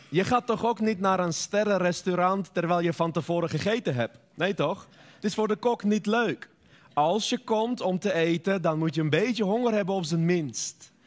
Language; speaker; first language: Dutch; non-native, fluent; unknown